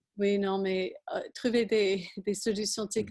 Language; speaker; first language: French; non-native, fluent; English